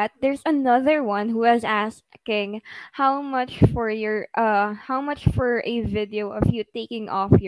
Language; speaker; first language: English; non-native, local second language; Filipino